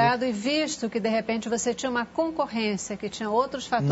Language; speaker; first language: Portuguese; native; Portuguese